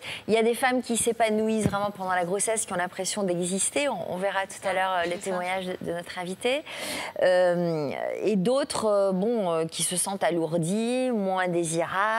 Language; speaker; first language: French; native; French